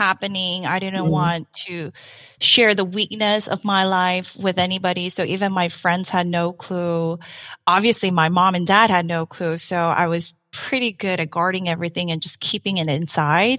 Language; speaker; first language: English; non-native, fluent; Korean